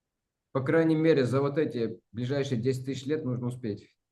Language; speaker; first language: Russian; native; Russian